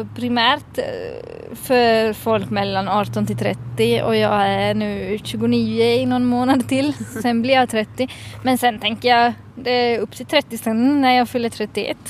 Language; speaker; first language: Swedish; native; Swedish